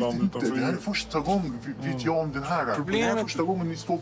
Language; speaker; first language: Swedish; non-native, learner; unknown